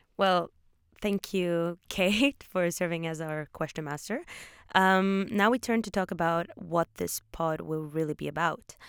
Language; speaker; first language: English; early bilingual, other home language; Polish